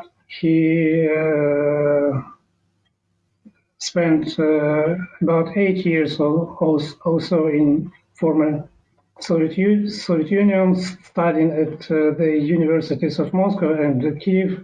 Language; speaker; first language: English; non-native, learner; Ukrainian